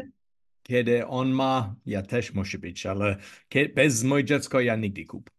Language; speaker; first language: Polish; non-native, learner; English